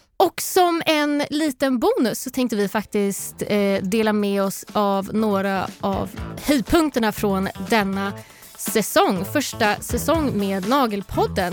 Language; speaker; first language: Swedish; native; Swedish